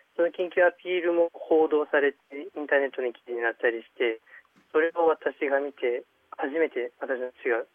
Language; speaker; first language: Japanese; early bilingual, other home language; Chinese